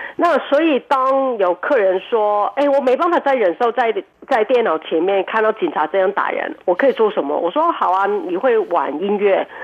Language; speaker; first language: Chinese; non-native, local second language; Cantonese